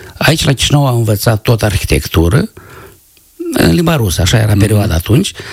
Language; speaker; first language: Romanian; native; Romanian